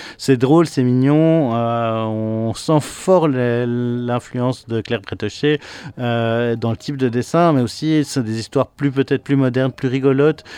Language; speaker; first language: French; native; French